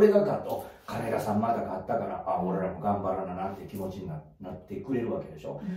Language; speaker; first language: Japanese; native; Japanese